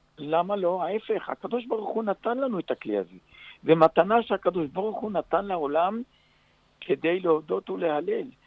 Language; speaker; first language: Hebrew; native; Hebrew